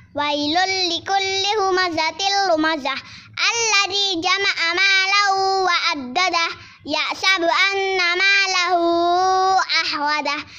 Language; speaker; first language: Arabic; non-native, learner; Indonesian